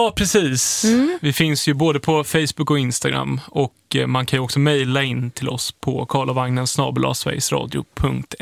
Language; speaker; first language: Swedish; native; Swedish